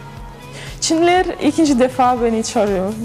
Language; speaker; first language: Turkish; non-native, learner; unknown